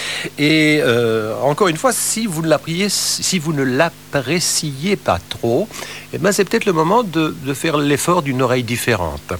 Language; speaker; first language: French; native; French